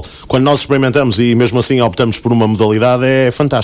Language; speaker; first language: Portuguese; native; Portuguese